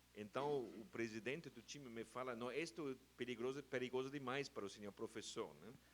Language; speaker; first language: Portuguese; non-native, fluent; German